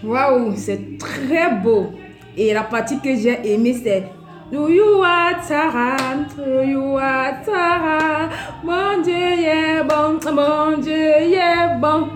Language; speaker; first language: French; non-native, local second language; Basaa